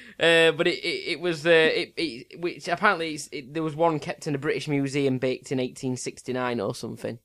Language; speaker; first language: English; native; English